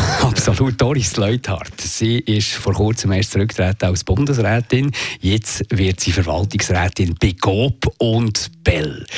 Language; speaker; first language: German; native; German